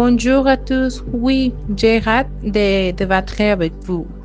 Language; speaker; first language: French; non-native, fluent; Spanish